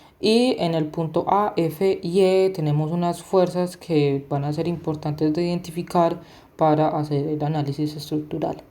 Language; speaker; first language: Spanish; native; Spanish